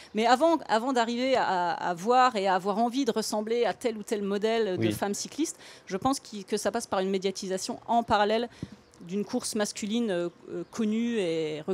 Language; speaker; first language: French; native; French